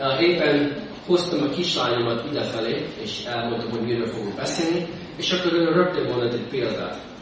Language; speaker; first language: Hungarian; non-native, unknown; English